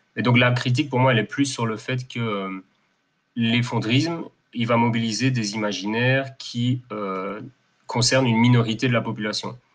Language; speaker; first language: French; native; French